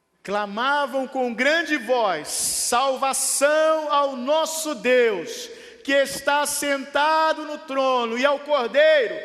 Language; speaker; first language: Portuguese; native; Portuguese